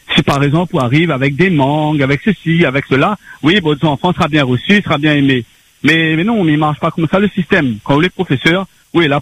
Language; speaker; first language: French; non-native, local second language; Réunion Creole French